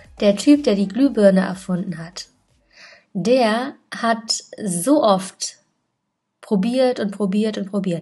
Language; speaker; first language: German; native; German